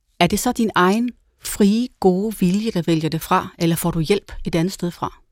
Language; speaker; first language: Danish; native; Danish